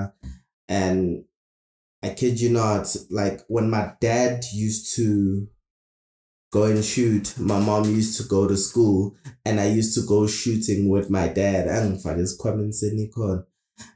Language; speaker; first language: English; non-native, local second language; Zulu